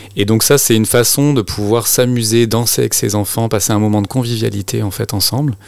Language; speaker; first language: French; native; French